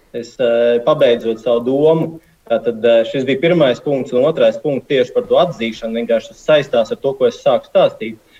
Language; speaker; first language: Latvian; native; Latvian